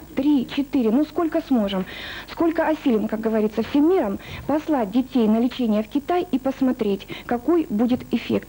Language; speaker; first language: Russian; native; Russian